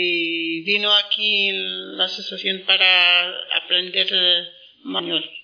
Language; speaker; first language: Spanish; non-native, learner; Arabic